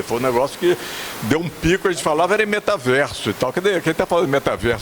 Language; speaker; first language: Portuguese; native; Portuguese